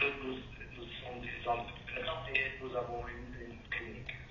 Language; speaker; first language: French; non-native, learner; German